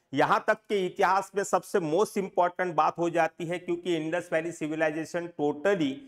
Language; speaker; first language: Hindi; non-native, local second language; Marathi